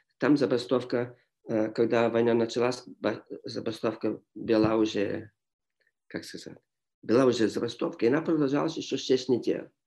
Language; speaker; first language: Russian; non-native, fluent; English